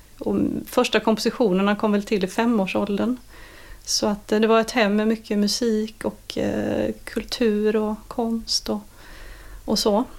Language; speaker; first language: Swedish; native; Swedish